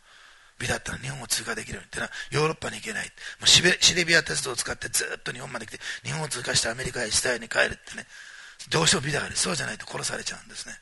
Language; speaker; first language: Japanese; native; Japanese